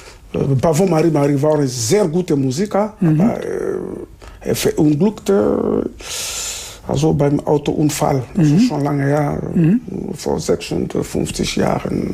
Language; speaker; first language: German; non-native, fluent; Lingala